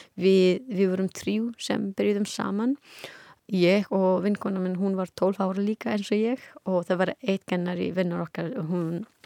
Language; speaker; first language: Icelandic; non-native, learner; Persian